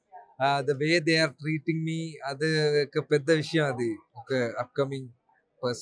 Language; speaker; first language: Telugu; non-native, learner; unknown